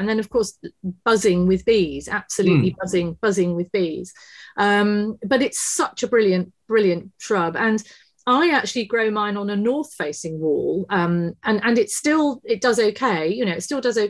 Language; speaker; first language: English; native; English